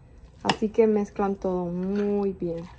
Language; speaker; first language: Spanish; native; Spanish